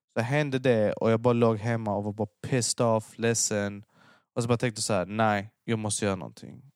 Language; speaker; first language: Swedish; early bilingual, other home language; Persian